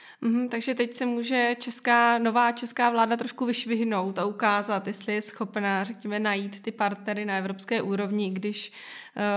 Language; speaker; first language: Czech; native; Czech